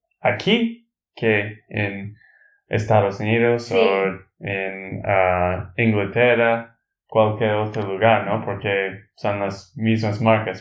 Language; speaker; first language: Spanish; non-native, learner; English